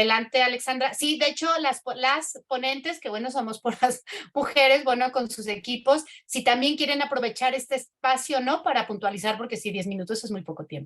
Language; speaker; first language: Spanish; native; Spanish